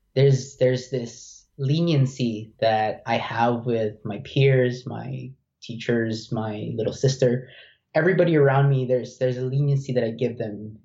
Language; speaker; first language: English; non-native, local second language; Filipino